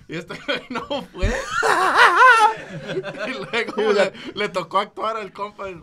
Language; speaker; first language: Spanish; early bilingual, other home language; English